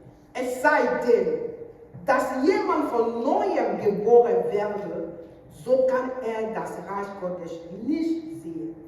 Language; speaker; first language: German; non-native, learner; French